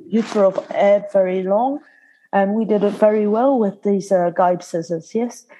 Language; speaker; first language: English; non-native, fluent; Dutch